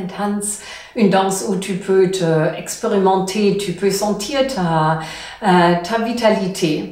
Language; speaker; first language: French; non-native, learner; German